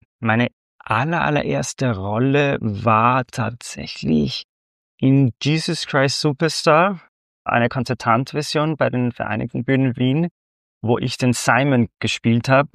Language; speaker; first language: German; non-native, fluent; Spanish